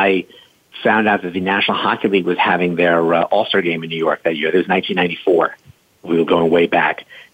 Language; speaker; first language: English; native; English